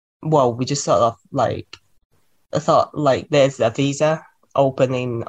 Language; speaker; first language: English; non-native, local second language; Cantonese